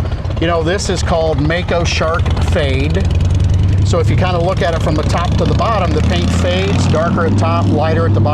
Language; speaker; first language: English; native; English